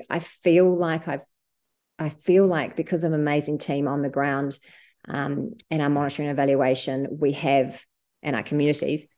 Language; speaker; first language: English; native; English